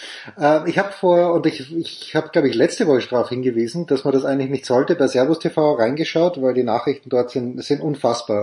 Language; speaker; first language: German; native; German